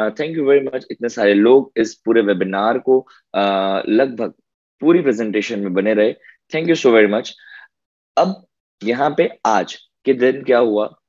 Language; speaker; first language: Hindi; native; Hindi